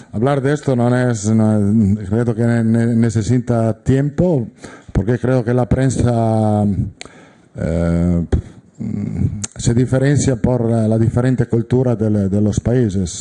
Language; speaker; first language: Spanish; non-native, fluent; Italian